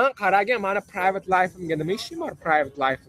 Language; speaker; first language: Uzbek; non-native, local second language; Kara-Kalpak